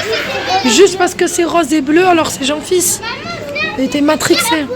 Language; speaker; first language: French; native; French